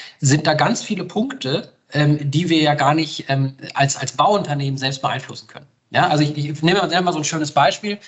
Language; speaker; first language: German; native; German